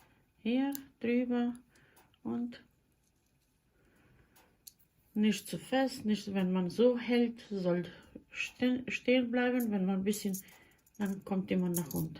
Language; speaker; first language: German; non-native, fluent; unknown